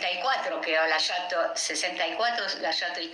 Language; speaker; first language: Italian; non-native, learner; Spanish